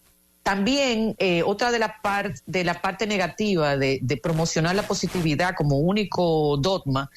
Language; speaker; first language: Spanish; native; Spanish